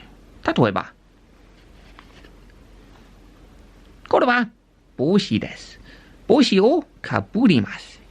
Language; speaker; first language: Japanese; non-native, learner; English